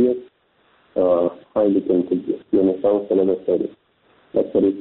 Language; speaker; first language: Persian; non-native, local second language; Pashto